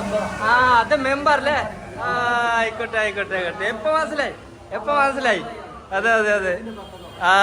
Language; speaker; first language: Malayalam; non-native, learner; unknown